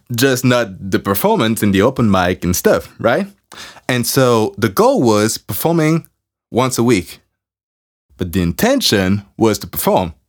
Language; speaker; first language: English; non-native, fluent; French